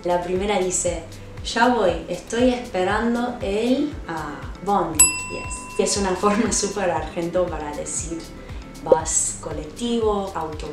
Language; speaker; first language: Spanish; non-native, fluent; English